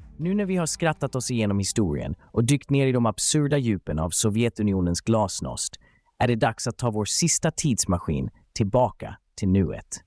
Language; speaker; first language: Swedish; native; Swedish